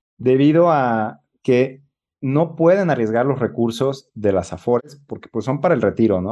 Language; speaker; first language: Spanish; native; Spanish